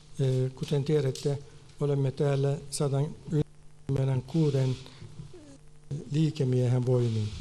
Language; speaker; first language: Finnish; non-native, fluent; Turkish